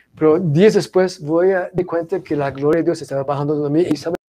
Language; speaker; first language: Spanish; non-native, fluent; English